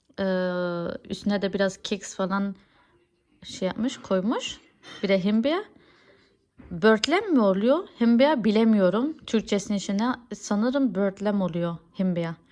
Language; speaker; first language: Turkish; early bilingual, heritage; Turkish